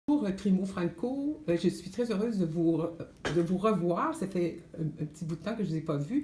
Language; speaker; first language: French; native; French